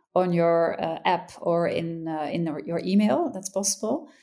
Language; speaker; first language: English; non-native, fluent; Dutch